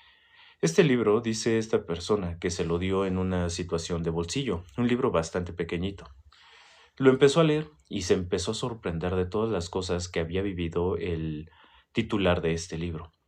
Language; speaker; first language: Spanish; native; Spanish